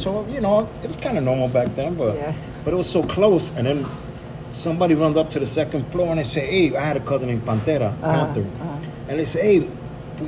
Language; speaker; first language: English; native; English